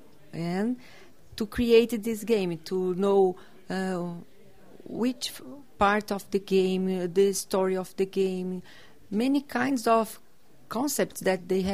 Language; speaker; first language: English; non-native, learner; Portuguese